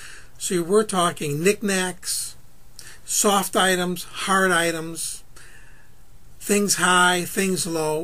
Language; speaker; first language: English; native; English